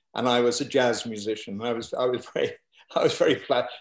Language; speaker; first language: English; native; English